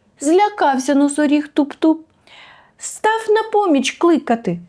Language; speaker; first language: Ukrainian; native; Ukrainian